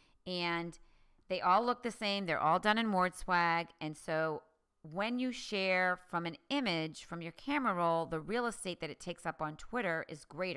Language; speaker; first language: English; native; English